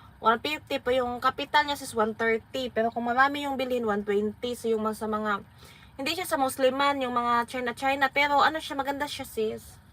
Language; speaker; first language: Filipino; non-native, local second language; Waray